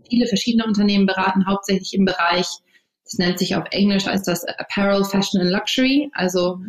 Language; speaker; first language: German; early bilingual, other home language; English